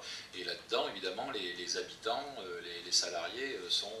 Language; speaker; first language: French; native; French